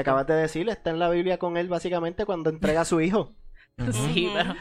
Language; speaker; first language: Spanish; native; Spanish